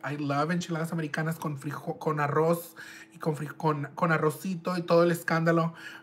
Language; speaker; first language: Spanish; early bilingual, other home language; English